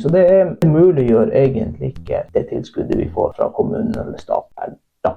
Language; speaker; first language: Norwegian; non-native, local second language; Northern Sami